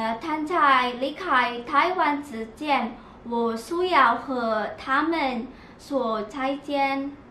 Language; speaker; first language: Chinese; non-native, learner; Indonesian